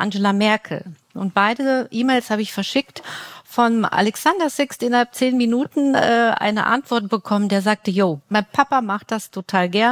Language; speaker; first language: German; native; German